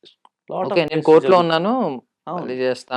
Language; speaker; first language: Telugu; native; Telugu